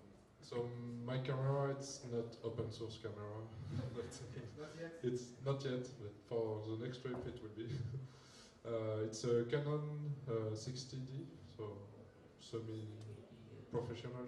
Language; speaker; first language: English; non-native, learner; French